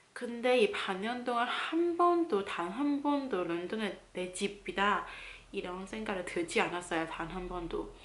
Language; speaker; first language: Korean; non-native, fluent; Cantonese